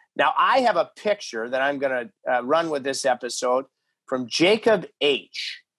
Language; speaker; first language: English; native; English